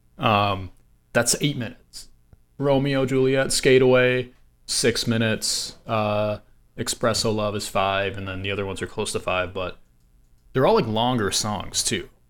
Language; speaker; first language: English; native; English